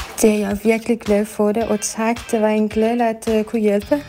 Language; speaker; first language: Danish; non-native, fluent; Persian